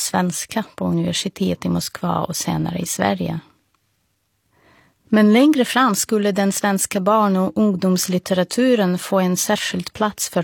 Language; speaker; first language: Swedish; non-native, fluent; Russian